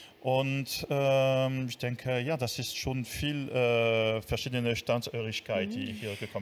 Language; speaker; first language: German; non-native, fluent; French